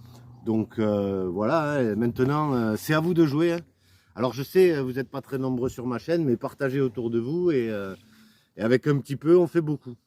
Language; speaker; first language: French; native; French